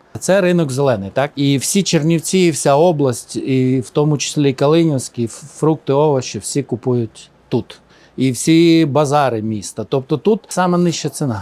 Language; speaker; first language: Ukrainian; native; Ukrainian